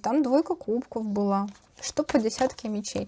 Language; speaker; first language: Russian; native; Russian